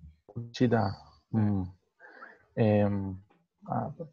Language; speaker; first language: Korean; non-native, learner; Spanish